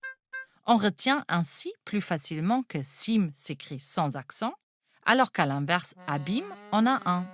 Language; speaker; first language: French; non-native, fluent; German